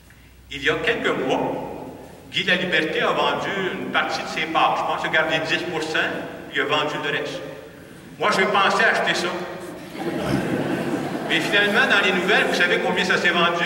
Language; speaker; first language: French; native; French